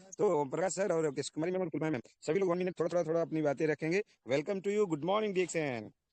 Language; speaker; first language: Hindi; native; Hindi